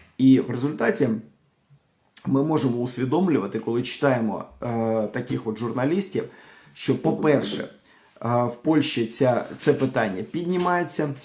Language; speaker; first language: Ukrainian; non-native, local second language; Russian